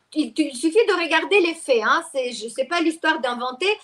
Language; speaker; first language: French; non-native, fluent; Russian